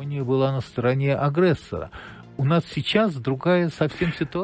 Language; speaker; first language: Polish; non-native, learner; Russian